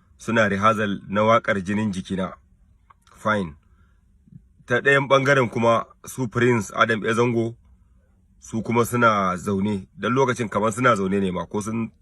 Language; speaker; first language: Hausa; non-native, local second language; Kanuri